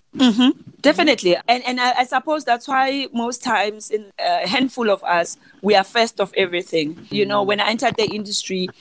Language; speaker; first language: English; non-native, local second language; Southern Sotho